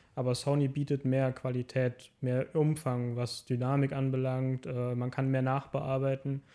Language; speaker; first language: German; native; German